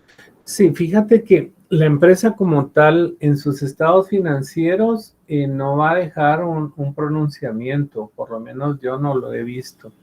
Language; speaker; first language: Spanish; native; Spanish